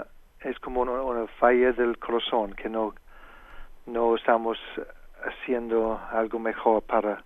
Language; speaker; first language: Spanish; non-native, fluent; English